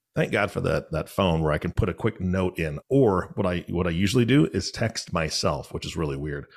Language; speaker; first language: English; native; English